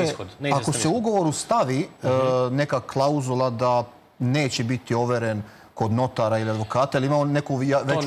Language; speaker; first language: Serbian; native; Serbian